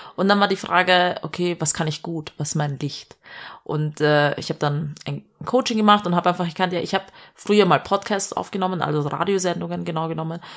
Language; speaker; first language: German; early bilingual, other home language; Malayalam